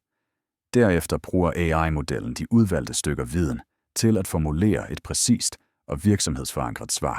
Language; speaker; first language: Danish; native; Danish